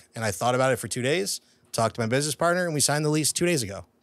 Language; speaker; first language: English; native; English